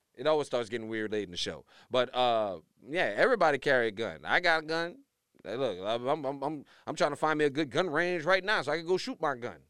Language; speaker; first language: English; native; English